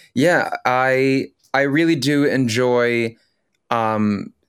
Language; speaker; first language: English; early bilingual, other home language; Filipino